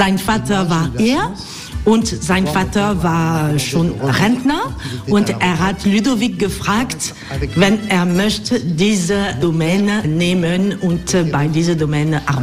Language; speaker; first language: German; non-native, learner; French